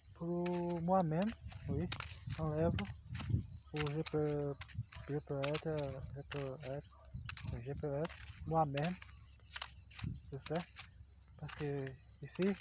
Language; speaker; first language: French; non-native, learner; Portuguese